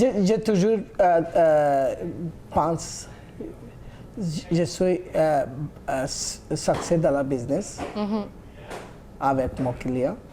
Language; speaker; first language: French; non-native, learner; Bangla